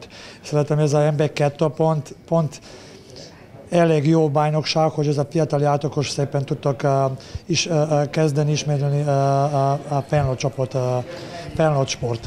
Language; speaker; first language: Hungarian; non-native, learner; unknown